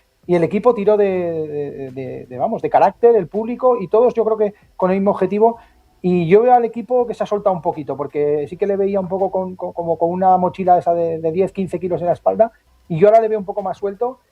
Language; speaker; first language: Spanish; native; Spanish